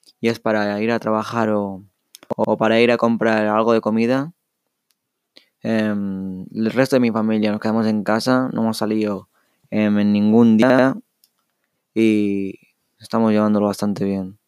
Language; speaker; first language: Spanish; early bilingual, other home language; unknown